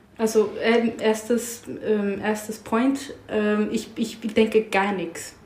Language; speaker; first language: German; non-native, learner; English